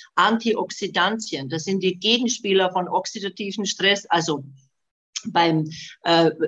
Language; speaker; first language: German; non-native, fluent; Bosnian